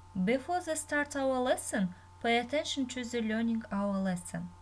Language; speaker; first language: English; non-native, learner; Kazakh